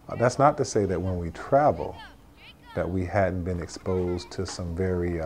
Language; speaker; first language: English; native; English